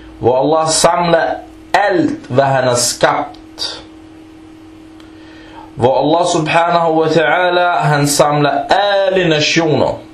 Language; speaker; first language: Danish; non-native, fluent; Arabic